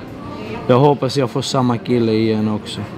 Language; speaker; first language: Swedish; non-native, learner; Georgian